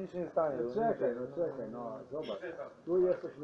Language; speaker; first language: Polish; non-native, learner; Slovenian